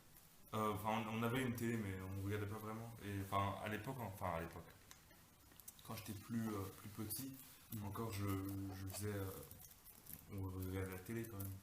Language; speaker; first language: French; native; French